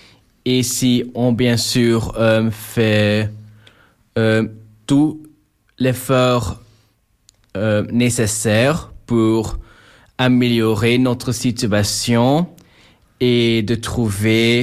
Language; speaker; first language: French; non-native, local second language; Dutch